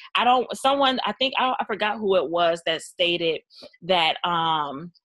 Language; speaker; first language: English; native; English